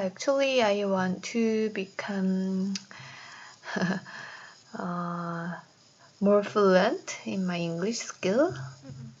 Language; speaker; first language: English; non-native, fluent; Korean